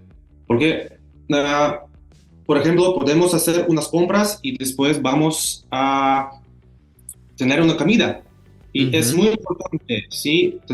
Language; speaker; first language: Spanish; non-native, fluent; Russian